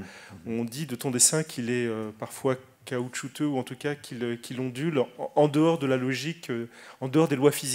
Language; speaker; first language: French; native; French